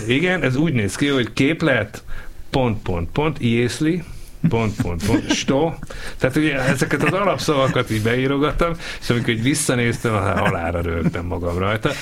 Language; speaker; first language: Hungarian; native; Hungarian